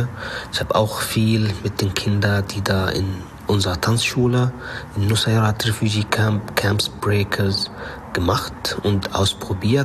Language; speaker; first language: German; non-native, learner; Arabic